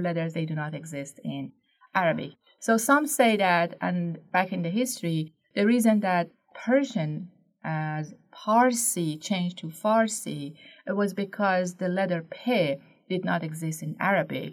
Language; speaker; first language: English; non-native, fluent; Persian